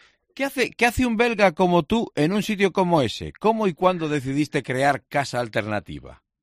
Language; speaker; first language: Spanish; native; Spanish